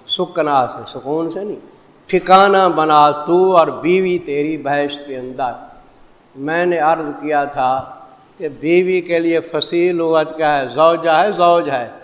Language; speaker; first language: Urdu; non-native, local second language; Saraiki